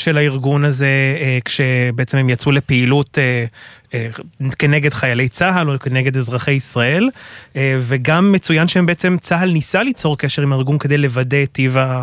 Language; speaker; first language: Hebrew; non-native, local second language; Arabic